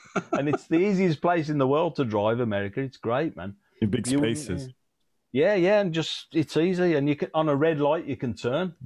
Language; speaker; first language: English; native; English